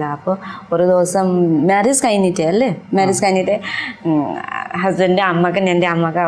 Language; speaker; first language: Malayalam; non-native, learner; Nepali